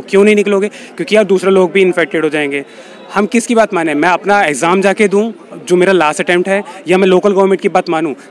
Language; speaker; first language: Hindi; native; Hindi